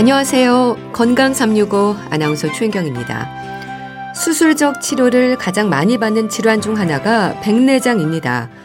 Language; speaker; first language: Korean; native; Korean